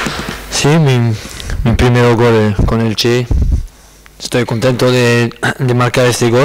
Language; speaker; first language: Spanish; non-native, learner; French